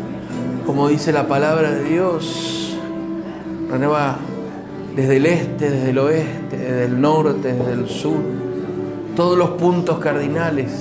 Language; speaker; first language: Spanish; native; Spanish